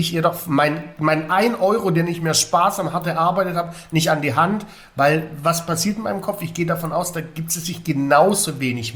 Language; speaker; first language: German; native; German